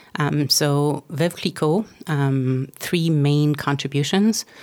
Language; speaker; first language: English; native; English